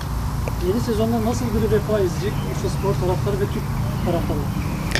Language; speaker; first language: Turkish; native; Turkish